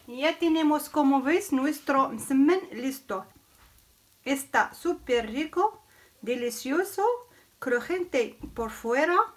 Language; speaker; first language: Spanish; non-native, fluent; Arabic